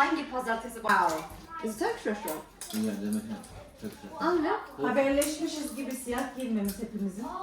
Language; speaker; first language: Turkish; early bilingual, heritage; Turkish